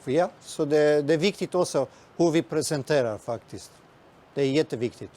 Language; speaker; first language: Swedish; non-native, fluent; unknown